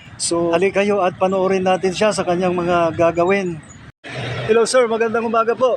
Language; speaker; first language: Filipino; non-native, local second language; Pangasinan